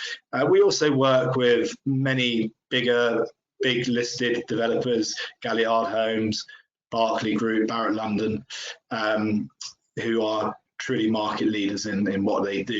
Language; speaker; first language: English; native; English